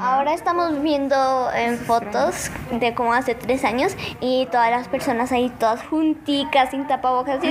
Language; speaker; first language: Spanish; early bilingual, heritage; Spanish